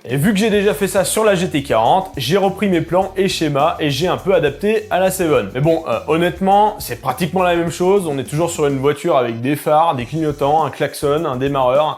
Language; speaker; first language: French; native; French